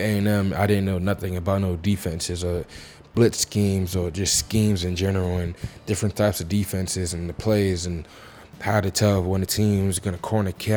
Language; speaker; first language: English; native; English